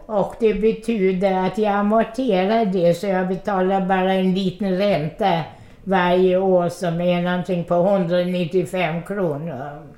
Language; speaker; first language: Swedish; early bilingual, other home language; Russian